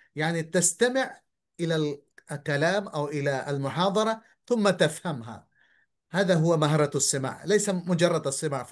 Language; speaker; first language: Arabic; non-native, fluent; Bangla